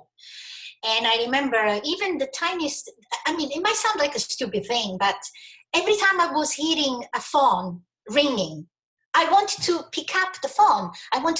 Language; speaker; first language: English; non-native, fluent; Italian